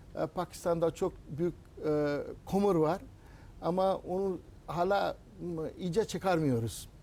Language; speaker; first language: Turkish; non-native, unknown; Urdu